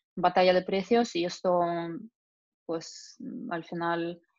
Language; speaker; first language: Spanish; non-native, fluent; Russian